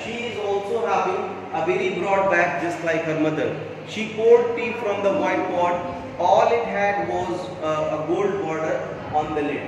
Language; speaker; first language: English; non-native, local second language; Hindi